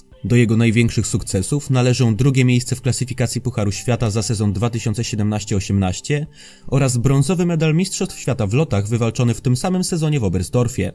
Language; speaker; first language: Polish; native; Polish